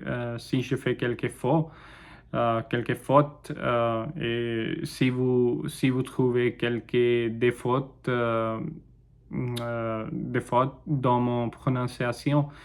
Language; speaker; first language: French; non-native, learner; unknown